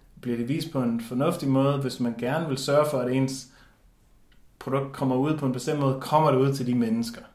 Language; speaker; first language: Danish; native; Danish